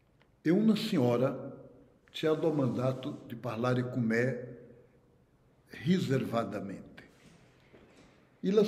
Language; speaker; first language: Italian; non-native, fluent; Portuguese